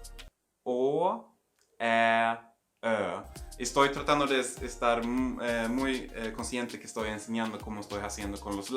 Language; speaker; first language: Spanish; non-native, fluent; Swedish